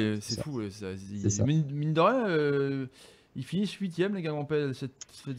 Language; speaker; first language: French; native; French